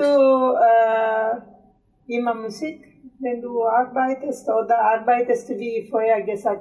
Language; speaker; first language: German; non-native, fluent; Italian